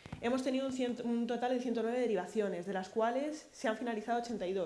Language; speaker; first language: Spanish; native; Spanish